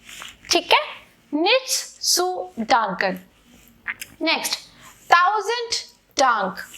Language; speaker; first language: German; non-native, fluent; Hindi